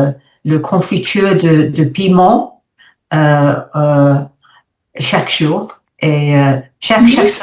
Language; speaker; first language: French; non-native, learner; English